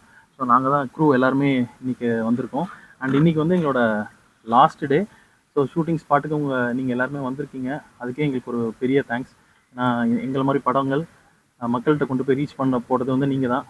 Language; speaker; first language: Tamil; native; Tamil